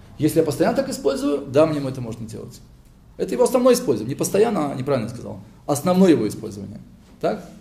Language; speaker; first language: Russian; early bilingual, heritage; Hebrew